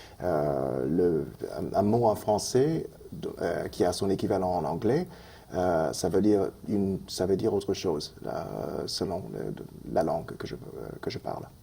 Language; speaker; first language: French; non-native, local second language; English